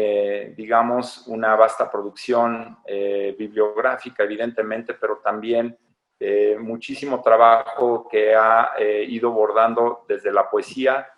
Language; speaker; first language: Spanish; native; Spanish